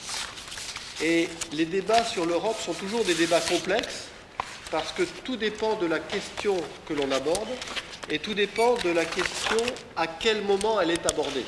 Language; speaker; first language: French; native; French